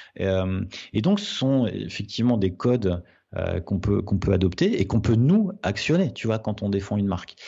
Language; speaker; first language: French; native; French